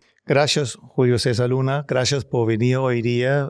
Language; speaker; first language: Spanish; non-native, learner; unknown